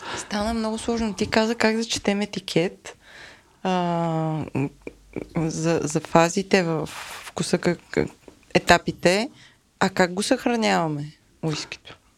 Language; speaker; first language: Bulgarian; native; Bulgarian